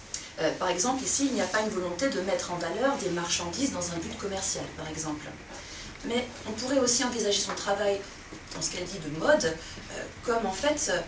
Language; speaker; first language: French; native; French